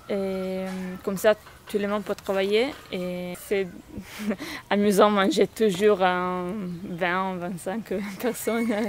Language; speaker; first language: French; non-native, fluent; Italian